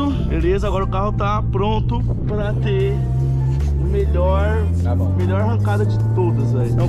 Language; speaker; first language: Portuguese; native; Portuguese